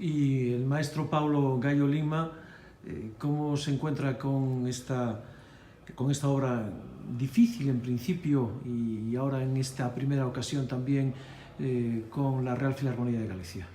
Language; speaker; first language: Spanish; native; Spanish